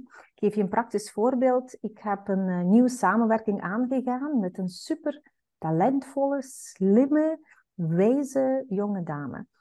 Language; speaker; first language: Dutch; non-native, fluent; Russian